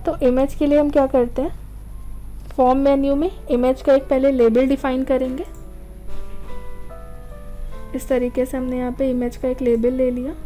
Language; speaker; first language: Hindi; native; Hindi